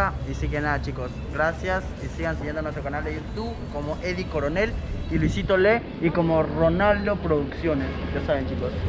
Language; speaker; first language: Spanish; native; Spanish